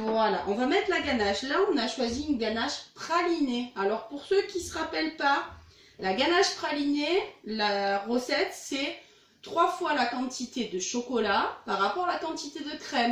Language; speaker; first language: French; native; French